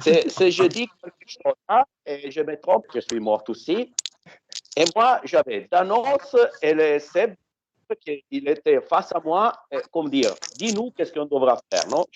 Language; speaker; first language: French; non-native, fluent; Italian